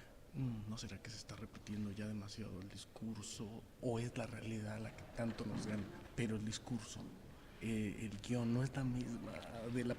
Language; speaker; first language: Spanish; native; Spanish